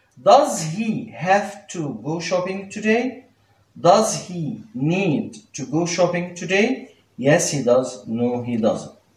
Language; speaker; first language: English; non-native, fluent; Arabic